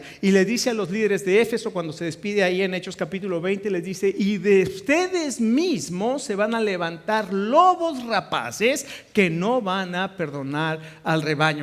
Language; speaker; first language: Spanish; native; Spanish